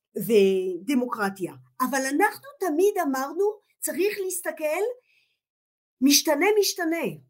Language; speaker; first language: Hebrew; non-native, fluent; French